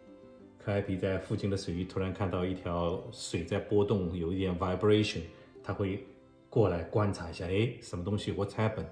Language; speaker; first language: Chinese; native; Chinese